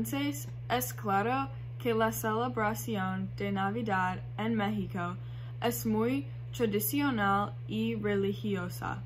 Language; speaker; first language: Spanish; non-native, learner; English